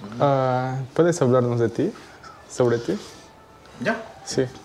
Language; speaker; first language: Spanish; non-native, learner; English